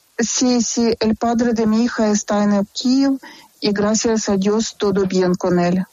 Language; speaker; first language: Spanish; non-native, fluent; Ukrainian